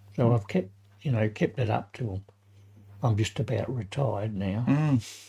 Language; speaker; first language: English; native; English